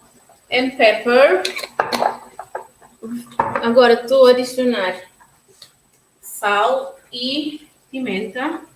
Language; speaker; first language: Portuguese; non-native, local second language; Tetum